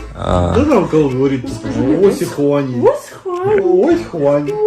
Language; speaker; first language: Russian; native; Russian